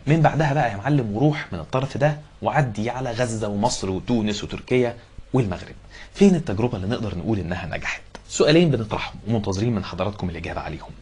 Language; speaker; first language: Arabic; native; Arabic